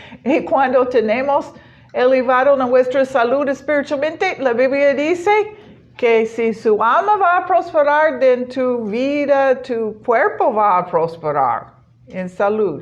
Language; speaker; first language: Spanish; non-native, learner; English